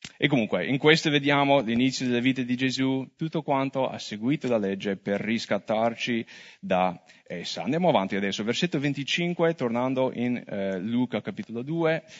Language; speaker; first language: Italian; non-native, fluent; English